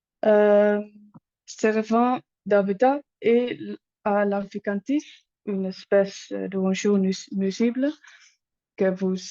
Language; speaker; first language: French; non-native, learner; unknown